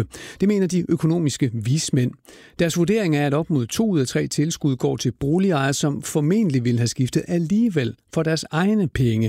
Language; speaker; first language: Danish; native; Danish